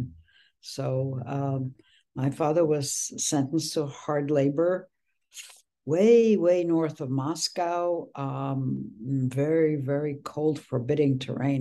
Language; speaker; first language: English; early bilingual, other home language; Polish